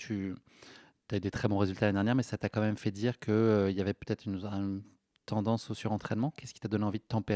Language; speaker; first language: French; native; French